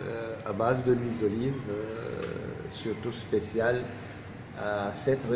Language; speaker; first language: French; non-native, fluent; Turkish